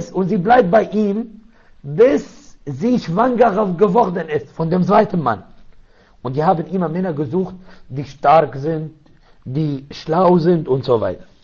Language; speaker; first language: German; non-native, learner; Arabic